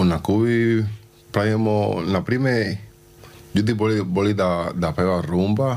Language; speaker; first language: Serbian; non-native, learner; Spanish